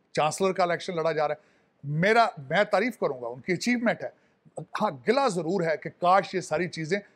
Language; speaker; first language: Urdu; non-native, local second language; Punjabi